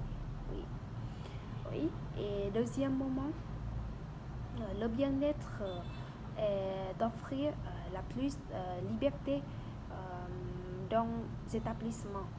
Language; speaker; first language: French; non-native, learner; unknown